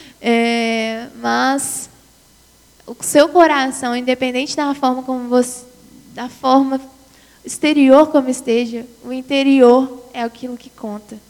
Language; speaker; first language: Portuguese; native; Portuguese